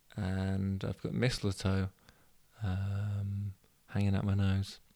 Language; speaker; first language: English; native; English